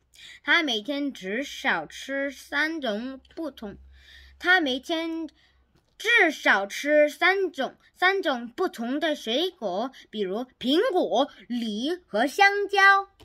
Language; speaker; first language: Chinese; non-native, learner; Korean